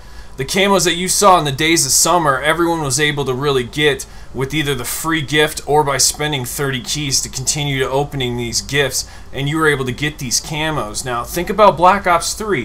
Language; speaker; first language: English; native; English